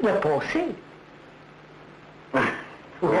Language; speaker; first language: French; non-native, learner; Telugu